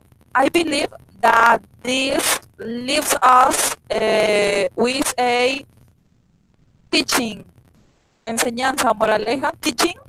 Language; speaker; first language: English; non-native, learner; Spanish